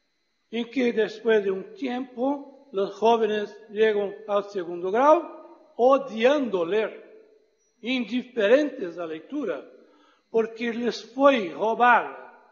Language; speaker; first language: Portuguese; non-native, fluent; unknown